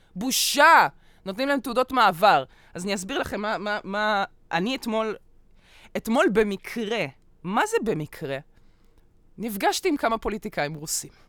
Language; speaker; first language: Hebrew; early bilingual, other home language; Russian